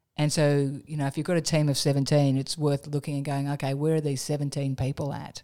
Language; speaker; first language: English; native; English